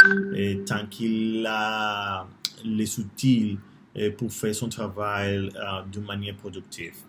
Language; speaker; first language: French; non-native, learner; Spanish